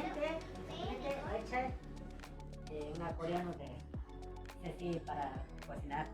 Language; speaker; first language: Spanish; non-native, learner; Korean